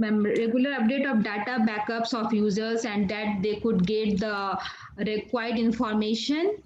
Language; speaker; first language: English; non-native, learner; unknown